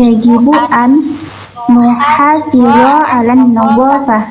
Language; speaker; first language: Arabic; non-native, learner; Indonesian